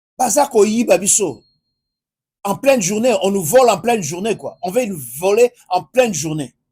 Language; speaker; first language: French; non-native, local second language; Lingala